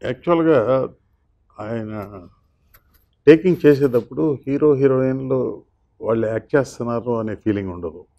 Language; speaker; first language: Telugu; native; Telugu